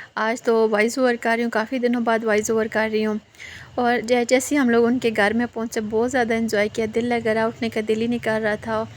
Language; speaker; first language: Urdu; non-native, local second language; Northern Hindko